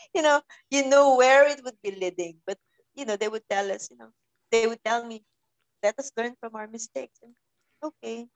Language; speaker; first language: English; non-native, local second language; Filipino